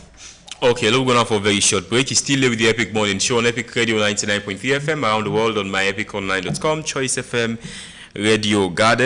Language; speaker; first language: English; non-native, local second language; Krio